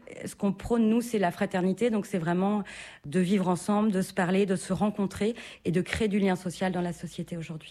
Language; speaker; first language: French; native; French